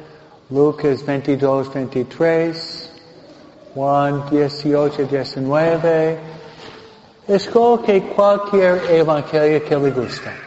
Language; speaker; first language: Spanish; non-native, fluent; English